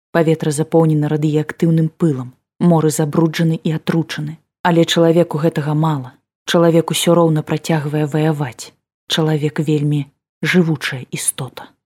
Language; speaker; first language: Belarusian; native; Belarusian